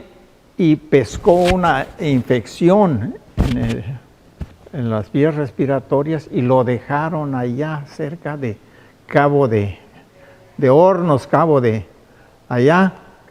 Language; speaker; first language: Spanish; native; Spanish